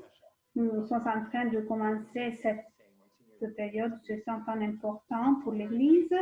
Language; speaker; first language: French; non-native, fluent; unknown